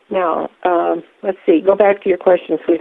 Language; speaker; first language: English; native; English